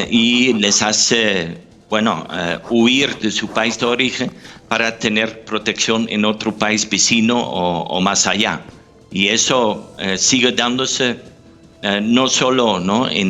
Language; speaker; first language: Spanish; non-native, fluent; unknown